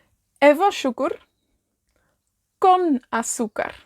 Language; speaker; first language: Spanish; non-native, fluent; Welsh